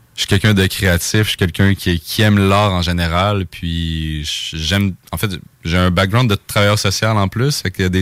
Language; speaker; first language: French; native; French